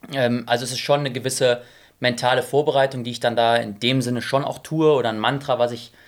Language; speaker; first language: German; native; German